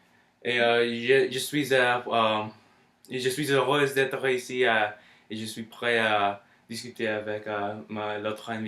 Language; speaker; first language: French; non-native, learner; English